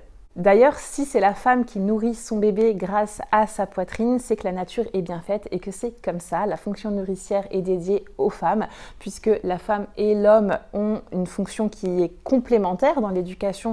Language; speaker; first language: French; native; French